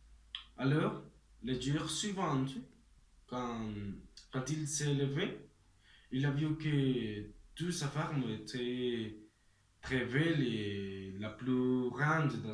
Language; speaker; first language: French; non-native, learner; Spanish